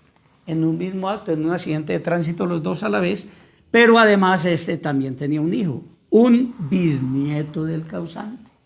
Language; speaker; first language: Spanish; native; Spanish